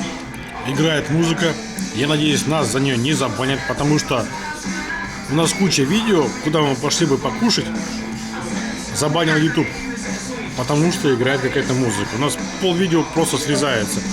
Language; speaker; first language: Russian; native; Russian